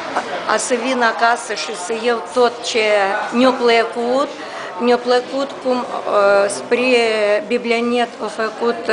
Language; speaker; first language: Romanian; non-native, local second language; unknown